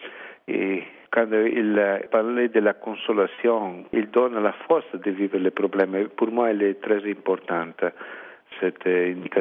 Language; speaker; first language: French; non-native, learner; Italian